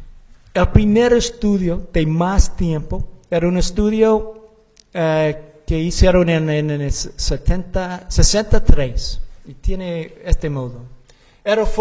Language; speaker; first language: Spanish; non-native, learner; English